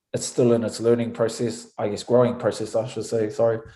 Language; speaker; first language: English; native; English